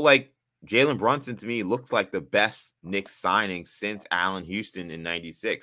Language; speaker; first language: English; native; English